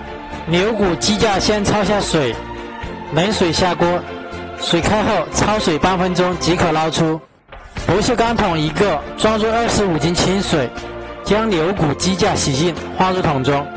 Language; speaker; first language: Chinese; native; Chinese